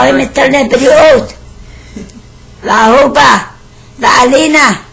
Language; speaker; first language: Hebrew; non-native, fluent; Arabic